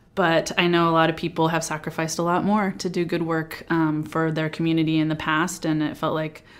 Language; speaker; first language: English; native; English